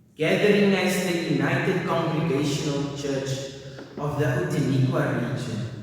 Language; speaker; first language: English; non-native, local second language; Afrikaans